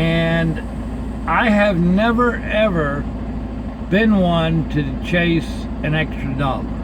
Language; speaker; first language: English; native; English